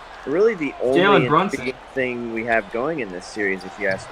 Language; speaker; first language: English; native; English